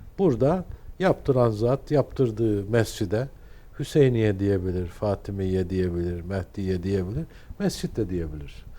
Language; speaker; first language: Turkish; native; Turkish